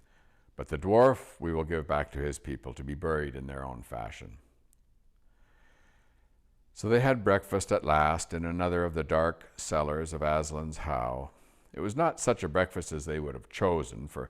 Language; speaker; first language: English; native; English